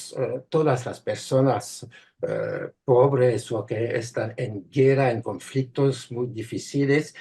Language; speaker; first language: Spanish; non-native, fluent; French